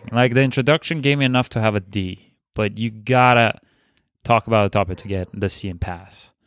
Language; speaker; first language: English; non-native, fluent; Bulgarian